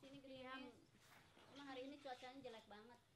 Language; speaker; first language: Indonesian; native; Indonesian